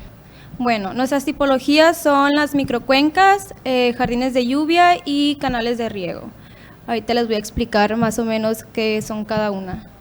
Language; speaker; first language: Spanish; native; Spanish